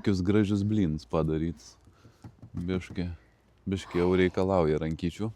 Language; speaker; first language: Lithuanian; native; Lithuanian